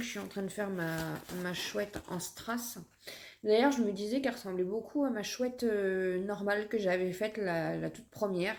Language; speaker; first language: French; native; French